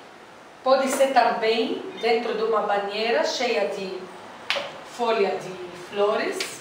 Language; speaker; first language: Portuguese; non-native, fluent; Arabic